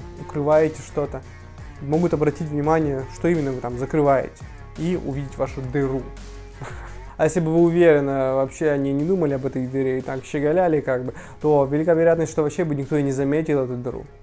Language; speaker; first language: Russian; native; Russian